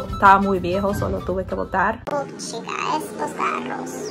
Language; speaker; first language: Spanish; early bilingual, heritage; Spanish